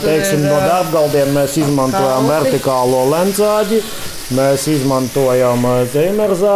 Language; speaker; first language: Latvian; native; Latvian